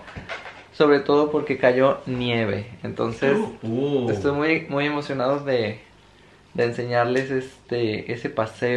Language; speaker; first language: Spanish; native; Spanish